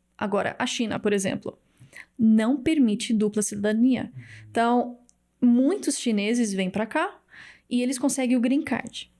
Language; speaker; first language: Portuguese; native; Portuguese